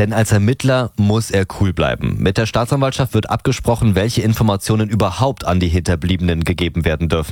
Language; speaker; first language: German; native; German